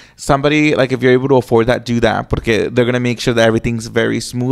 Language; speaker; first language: English; early bilingual, other home language; Spanish